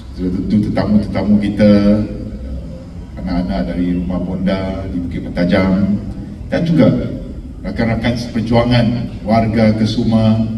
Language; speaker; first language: Malay; non-native, local second language; Chinese